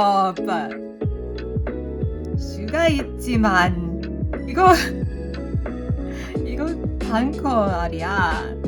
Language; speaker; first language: Korean; non-native, learner; English